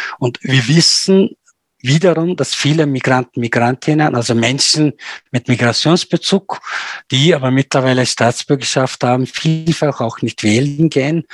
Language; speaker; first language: German; non-native, fluent; Turkish